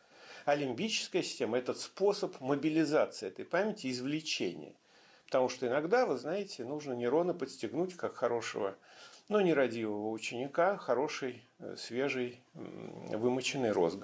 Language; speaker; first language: Russian; native; Russian